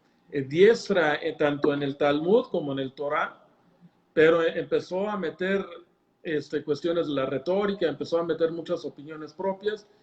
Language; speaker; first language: Spanish; native; Spanish